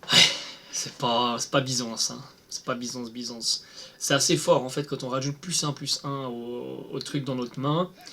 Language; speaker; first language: French; native; French